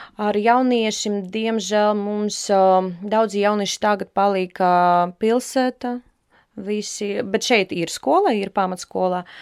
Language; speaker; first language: Latvian; non-native, local second language; Russian